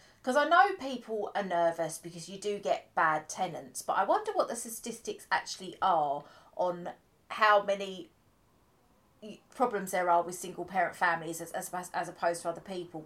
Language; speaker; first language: English; native; English